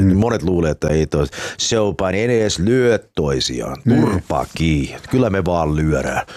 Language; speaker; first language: Finnish; non-native, fluent; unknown